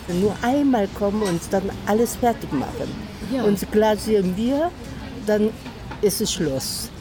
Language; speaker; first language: German; non-native, learner; Korean